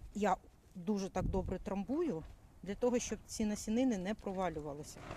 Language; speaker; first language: Ukrainian; native; Ukrainian